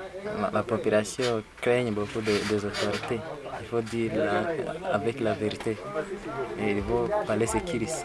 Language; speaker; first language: French; non-native, local second language; Kinyarwanda